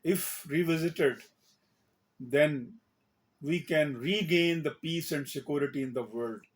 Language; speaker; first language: English; non-native, local second language; Urdu